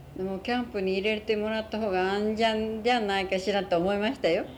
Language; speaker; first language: Japanese; native; Japanese